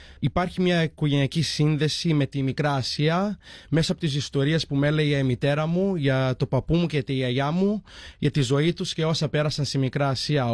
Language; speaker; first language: Greek; early bilingual, heritage; Greek